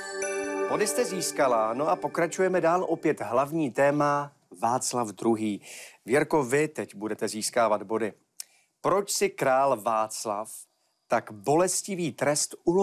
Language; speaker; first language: Czech; native; Czech